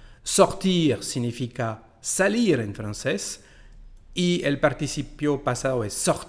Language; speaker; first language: Spanish; non-native, fluent; French